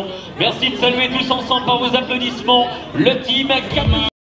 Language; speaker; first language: French; native; French